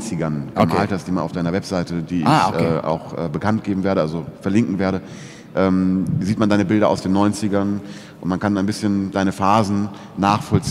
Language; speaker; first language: German; native; German